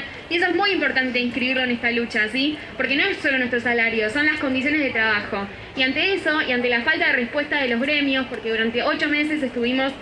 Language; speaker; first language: Spanish; native; Spanish